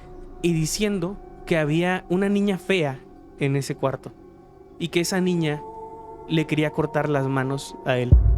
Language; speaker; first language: Spanish; native; Spanish